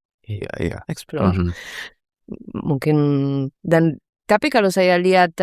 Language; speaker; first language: Indonesian; non-native, fluent; Italian